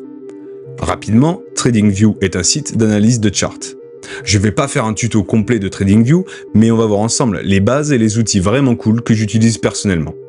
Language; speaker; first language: French; native; French